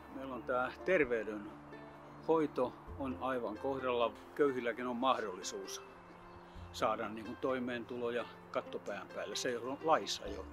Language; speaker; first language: English; non-native, fluent; Finnish